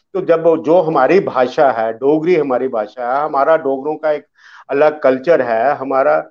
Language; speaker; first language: Hindi; early bilingual, other home language; Dogri